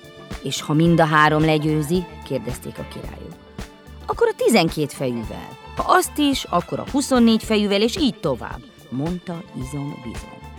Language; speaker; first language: Hungarian; native; Hungarian